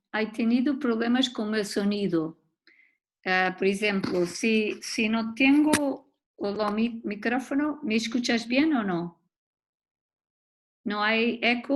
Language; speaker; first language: Spanish; non-native, learner; Portuguese